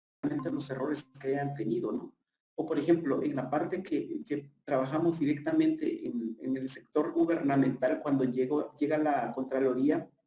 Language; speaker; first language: Spanish; native; Spanish